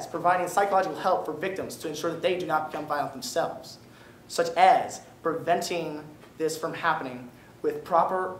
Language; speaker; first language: English; native; English